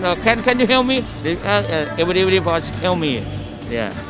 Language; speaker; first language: English; non-native, learner; Thai